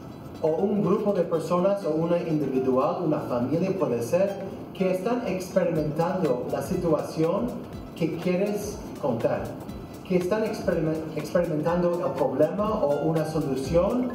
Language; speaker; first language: Spanish; non-native, fluent; English